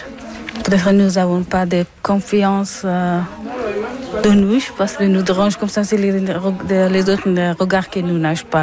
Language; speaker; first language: French; non-native, learner; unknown